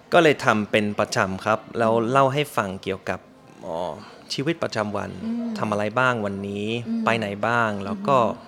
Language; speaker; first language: Thai; non-native, fluent; German